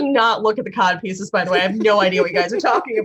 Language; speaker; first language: English; native; English